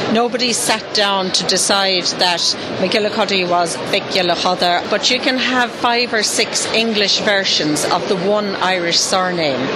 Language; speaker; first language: English; native; English